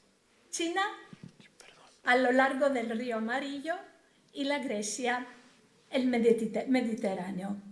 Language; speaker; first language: Spanish; non-native, fluent; Greek